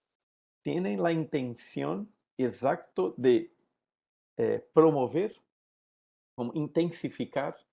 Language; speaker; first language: Spanish; non-native, learner; Portuguese